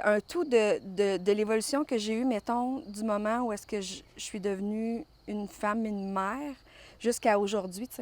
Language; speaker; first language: French; native; French